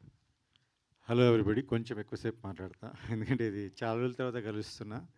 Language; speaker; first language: Telugu; native; Telugu